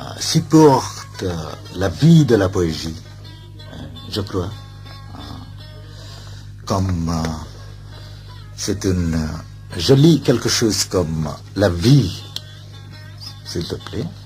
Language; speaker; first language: French; non-native, fluent; Bangla